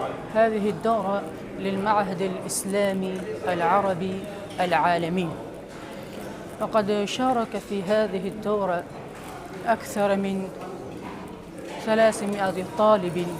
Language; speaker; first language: Arabic; non-native, fluent; Urdu